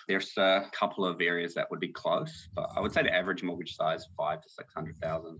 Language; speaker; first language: English; native; English